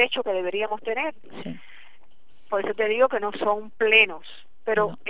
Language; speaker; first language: Spanish; native; Spanish